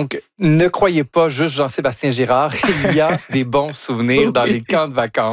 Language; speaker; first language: French; native; French